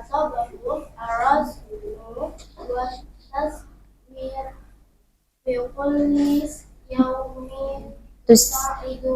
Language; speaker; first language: Arabic; non-native, learner; Indonesian